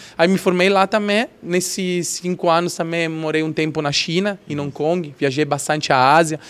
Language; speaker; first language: Portuguese; non-native, fluent; Italian